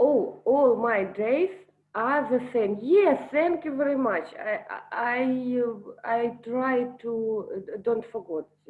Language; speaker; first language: English; non-native, learner; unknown